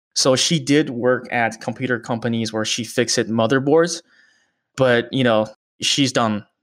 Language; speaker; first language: English; early bilingual, other home language; Chinese